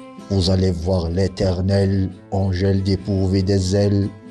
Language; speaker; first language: French; non-native, local second language; Arabic